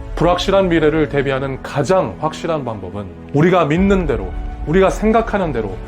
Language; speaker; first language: Korean; native; Korean